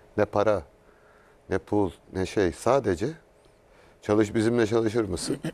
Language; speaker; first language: Turkish; native; Turkish